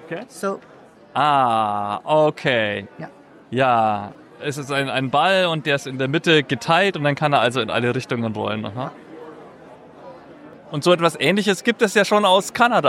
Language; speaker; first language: German; native; German